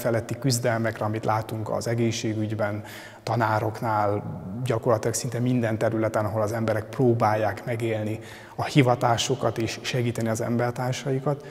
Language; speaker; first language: Hungarian; native; Hungarian